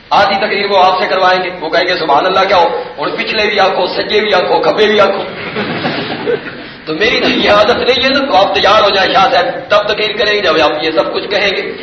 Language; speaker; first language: Urdu; non-native, local second language; Punjabi